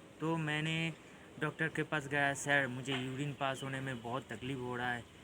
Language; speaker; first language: Hindi; non-native, local second language; Bangla